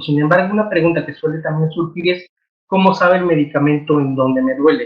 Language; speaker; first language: Spanish; native; Spanish